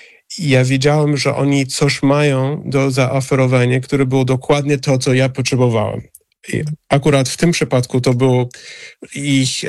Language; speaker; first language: Polish; non-native, fluent; English